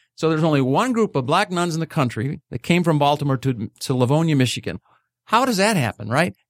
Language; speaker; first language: English; native; English